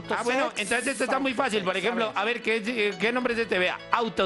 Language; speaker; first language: Spanish; native; Spanish